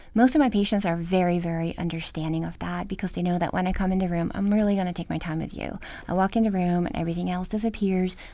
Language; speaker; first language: English; early bilingual, other home language; Norwegian